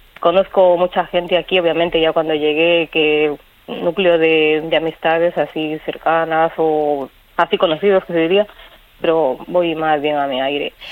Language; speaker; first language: Spanish; native; Spanish